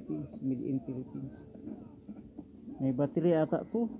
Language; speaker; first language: Filipino; non-native, local second language; Cebuano